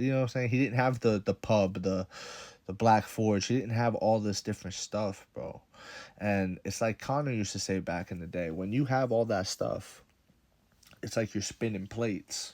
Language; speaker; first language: English; native; English